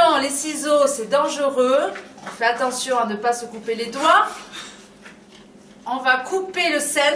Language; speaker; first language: French; native; French